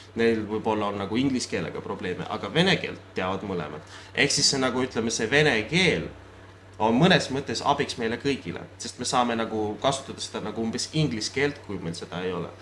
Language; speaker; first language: Estonian; non-native, local second language; Russian